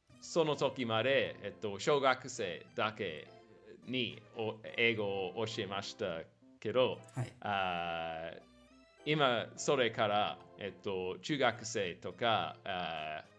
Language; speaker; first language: Japanese; non-native, learner; English